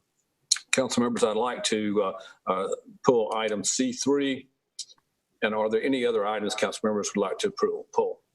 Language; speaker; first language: English; native; English